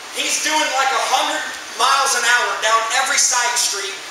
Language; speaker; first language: English; native; English